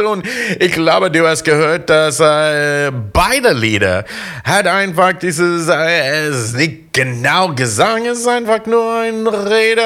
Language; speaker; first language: German; non-native, fluent; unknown